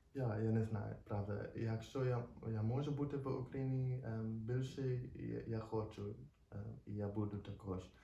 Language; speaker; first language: Ukrainian; non-native, learner; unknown